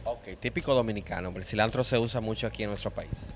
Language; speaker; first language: Spanish; native; Spanish